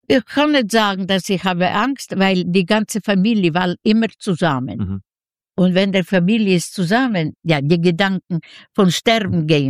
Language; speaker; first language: German; non-native, fluent; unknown